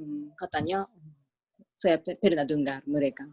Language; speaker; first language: Indonesian; non-native, learner; Japanese